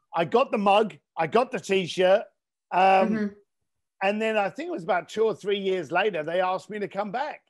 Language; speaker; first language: English; native; English